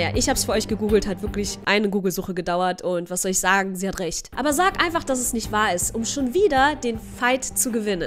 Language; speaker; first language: German; native; German